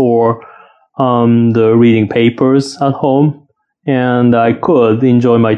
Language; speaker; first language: English; non-native, fluent; Japanese